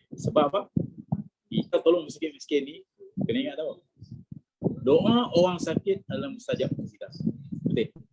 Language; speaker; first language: Malay; native; Malay